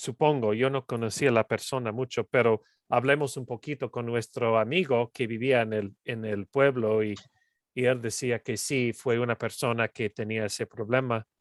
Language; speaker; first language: Spanish; non-native, fluent; English